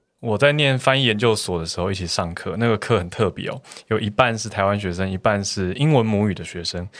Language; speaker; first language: Chinese; native; Chinese